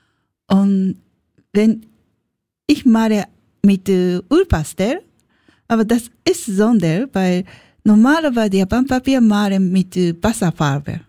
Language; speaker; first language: German; non-native, learner; Japanese